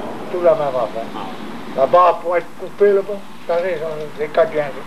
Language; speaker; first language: French; native; French